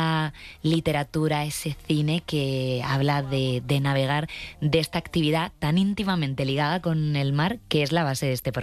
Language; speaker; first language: Spanish; native; Spanish